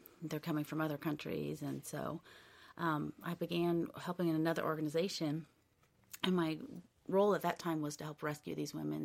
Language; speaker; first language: English; native; English